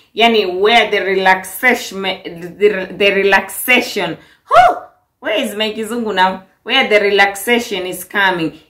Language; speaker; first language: English; non-native, local second language; Swahili